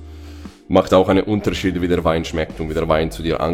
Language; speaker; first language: German; non-native, fluent; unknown